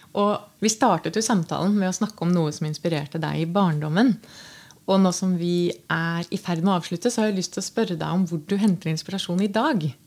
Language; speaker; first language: Norwegian; native; Norwegian